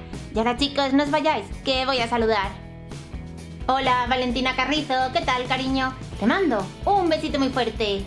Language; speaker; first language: Spanish; native; Spanish